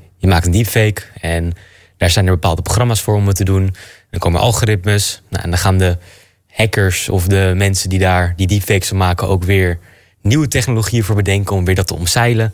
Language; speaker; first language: Dutch; native; Dutch